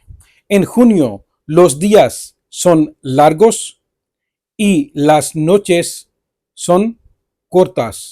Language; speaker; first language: Spanish; non-native, fluent; Urdu